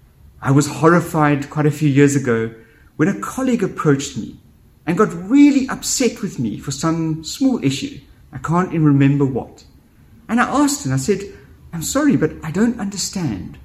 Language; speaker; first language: English; native; English